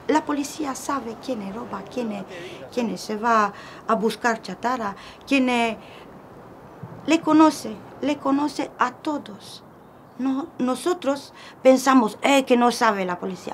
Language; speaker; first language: Spanish; non-native, learner; Romanian